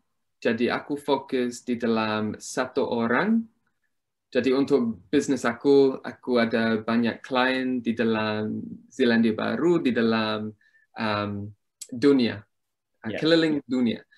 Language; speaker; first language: Indonesian; non-native, learner; English